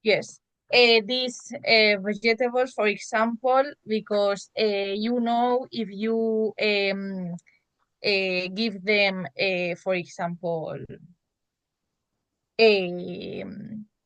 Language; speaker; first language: English; non-native, learner; Spanish